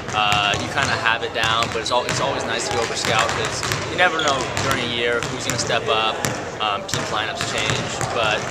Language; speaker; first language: English; native; English